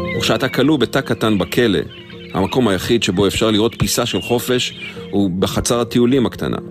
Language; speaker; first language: Hebrew; native; Hebrew